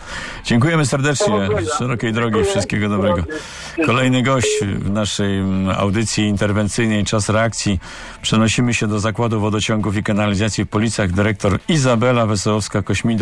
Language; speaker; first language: Polish; native; Polish